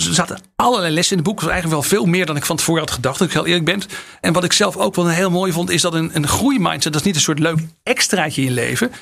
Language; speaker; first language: Dutch; native; Dutch